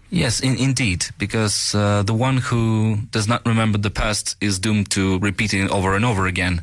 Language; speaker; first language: English; non-native, fluent; Russian